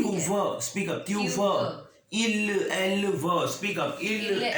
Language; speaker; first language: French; non-native, learner; Hindi